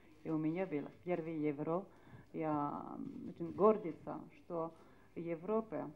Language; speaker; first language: Russian; non-native, fluent; French